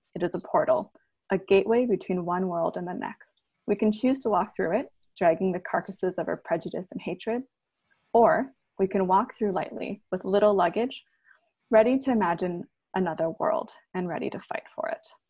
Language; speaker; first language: English; early bilingual, other home language; Chinese